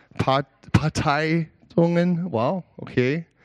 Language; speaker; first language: German; non-native, learner; English